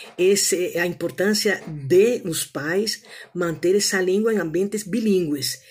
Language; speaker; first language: Portuguese; native; Portuguese